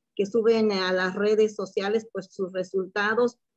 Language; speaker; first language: Spanish; native; Spanish